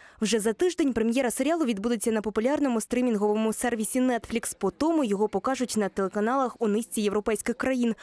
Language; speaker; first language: Ukrainian; native; Ukrainian